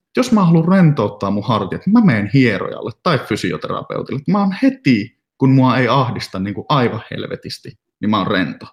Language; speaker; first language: Finnish; native; Finnish